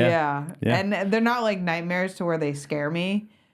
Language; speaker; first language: English; native; English